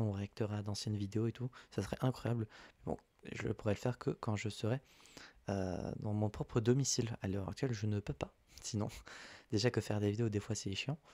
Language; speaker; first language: French; native; French